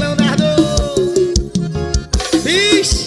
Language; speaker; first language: Portuguese; native; Portuguese